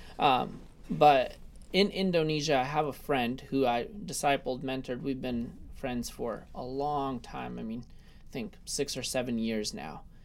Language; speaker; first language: English; early bilingual, other home language; Russian